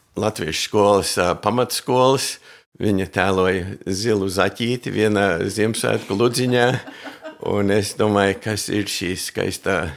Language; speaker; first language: Latvian; early bilingual, heritage; Latvian